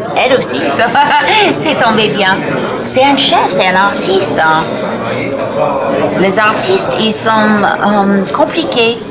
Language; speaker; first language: French; non-native, fluent; English